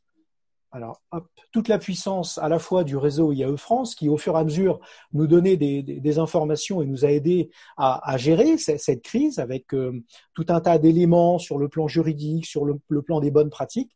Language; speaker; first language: French; native; French